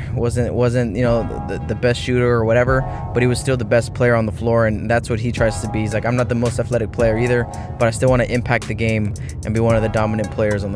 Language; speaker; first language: English; native; English